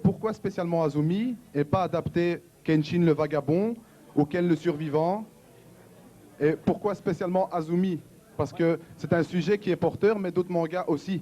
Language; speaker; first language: French; native; French